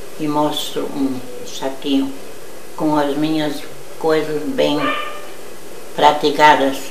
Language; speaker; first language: Portuguese; early bilingual, other home language; German